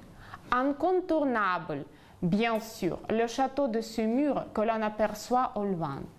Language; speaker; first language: French; non-native, fluent; Ukrainian